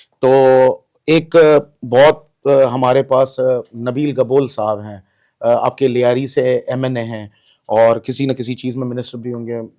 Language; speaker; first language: Urdu; non-native, local second language; Baluchi